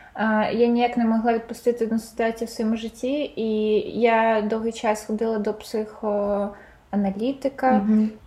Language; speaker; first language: Ukrainian; non-native, local second language; Russian